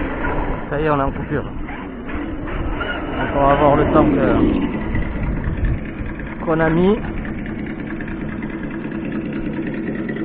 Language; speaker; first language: French; native; French